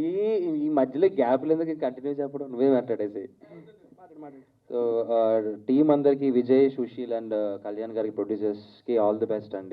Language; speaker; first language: Telugu; native; Telugu